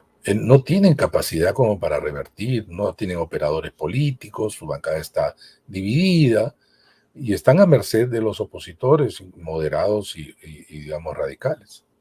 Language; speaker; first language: Spanish; native; Spanish